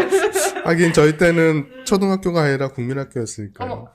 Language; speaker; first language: Korean; native; Korean